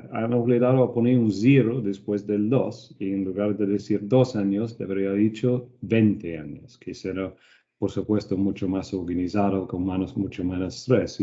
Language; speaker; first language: Spanish; non-native, fluent; English